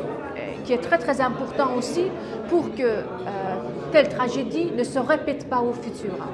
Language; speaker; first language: French; non-native, fluent; Azerbaijani